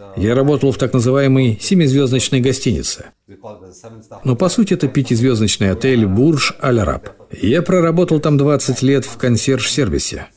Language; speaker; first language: Russian; non-native, fluent; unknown